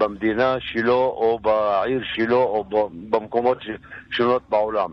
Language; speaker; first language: Hebrew; non-native, local second language; Arabic